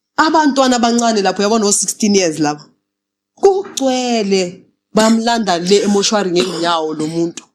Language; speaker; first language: Zulu; native; Zulu